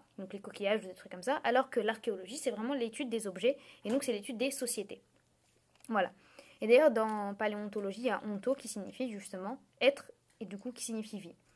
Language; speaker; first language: French; native; French